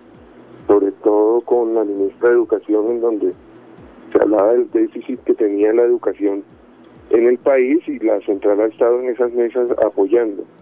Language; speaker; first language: Spanish; native; Spanish